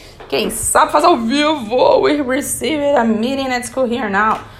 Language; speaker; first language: English; non-native, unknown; Portuguese